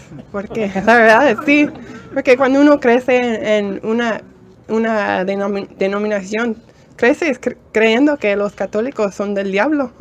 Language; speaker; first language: Spanish; non-native, fluent; English